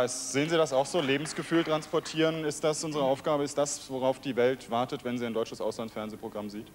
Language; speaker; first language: German; native; German